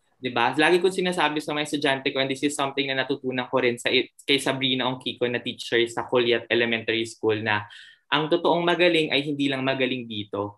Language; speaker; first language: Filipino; non-native, local second language; Cebuano